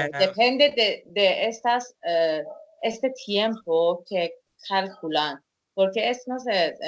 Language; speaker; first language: Spanish; non-native, fluent; Persian